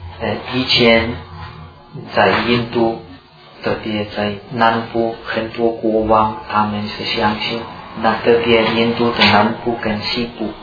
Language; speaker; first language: Chinese; non-native, fluent; Czech